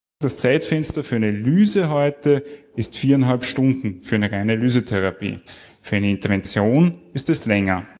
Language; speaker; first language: German; native; German